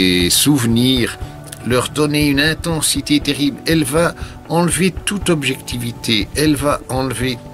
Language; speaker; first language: French; native; French